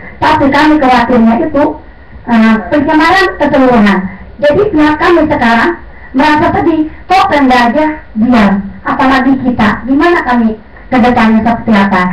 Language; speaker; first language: Indonesian; non-native, local second language; Sundanese